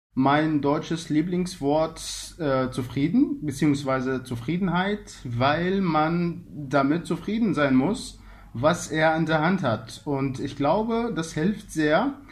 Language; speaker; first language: German; non-native, fluent; Arabic